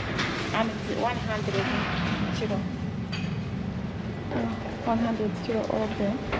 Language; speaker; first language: English; non-native, fluent; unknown